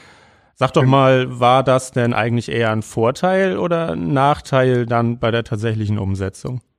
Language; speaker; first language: German; native; German